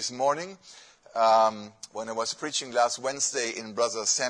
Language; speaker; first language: English; non-native, fluent; German